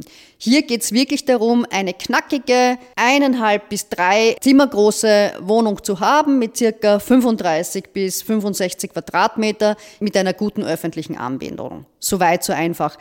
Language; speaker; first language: German; native; German